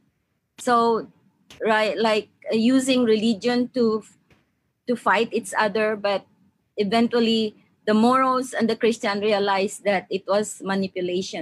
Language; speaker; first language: English; non-native, local second language; Maranao